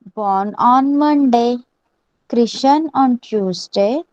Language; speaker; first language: English; non-native, local second language; Marathi